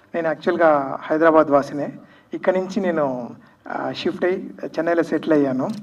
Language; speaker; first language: Telugu; native; Telugu